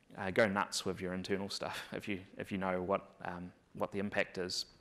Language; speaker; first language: English; native; English